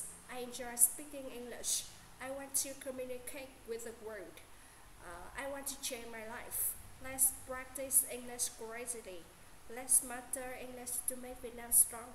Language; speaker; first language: English; non-native, learner; Vietnamese